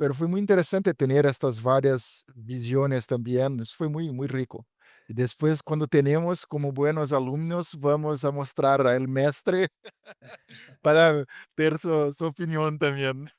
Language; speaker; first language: Spanish; non-native, fluent; Portuguese